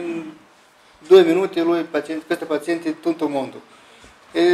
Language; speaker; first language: Italian; non-native, learner; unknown